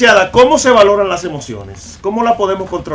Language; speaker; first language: Spanish; native; Spanish